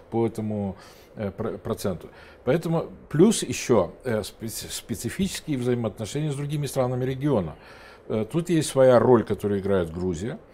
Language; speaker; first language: Russian; non-native, local second language; Romanian